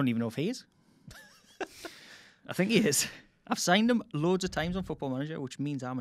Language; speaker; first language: English; native; English